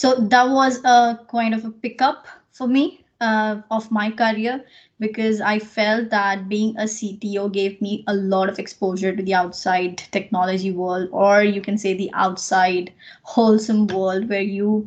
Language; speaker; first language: English; non-native, local second language; Marathi